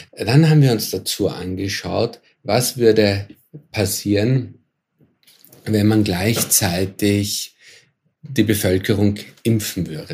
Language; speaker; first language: German; native; German